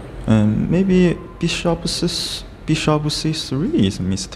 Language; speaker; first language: English; non-native, learner; Chinese